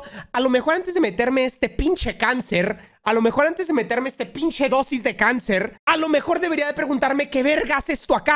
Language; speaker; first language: Spanish; native; Spanish